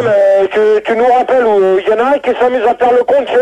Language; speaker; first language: French; native; French